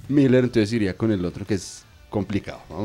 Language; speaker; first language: Spanish; native; Spanish